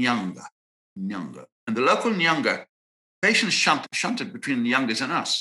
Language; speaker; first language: English; native; English